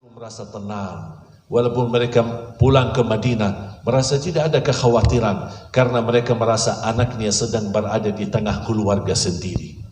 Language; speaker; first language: Indonesian; non-native, fluent; Arabic